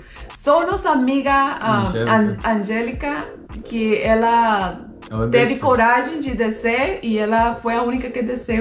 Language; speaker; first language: Portuguese; non-native, fluent; Spanish